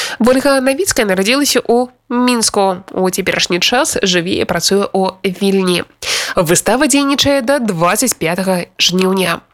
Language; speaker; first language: Belarusian; native; Belarusian